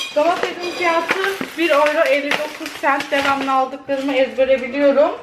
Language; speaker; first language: Turkish; early bilingual, other home language; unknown